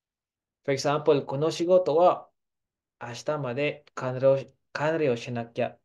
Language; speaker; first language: Japanese; non-native, fluent; Filipino